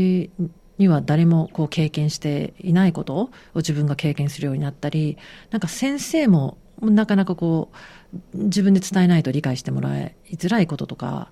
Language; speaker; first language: Japanese; native; Japanese